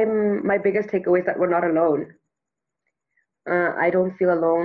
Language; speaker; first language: English; non-native, local second language; Tswana